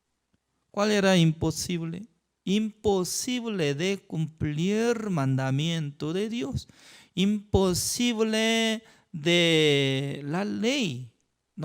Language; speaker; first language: Spanish; non-native, fluent; Korean